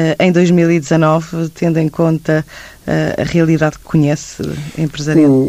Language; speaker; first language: Portuguese; native; Portuguese